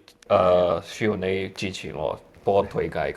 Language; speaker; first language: Cantonese; early bilingual, heritage; Cantonese